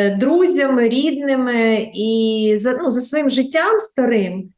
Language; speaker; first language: Ukrainian; native; Ukrainian